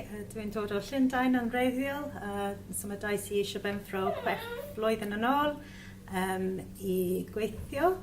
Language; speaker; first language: Welsh; non-native, learner; English